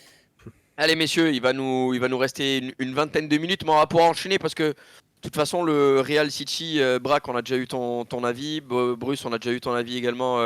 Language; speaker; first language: French; native; French